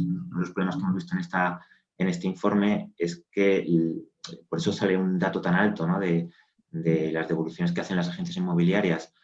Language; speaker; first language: Spanish; native; Spanish